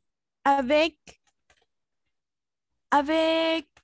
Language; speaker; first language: French; non-native, learner; Spanish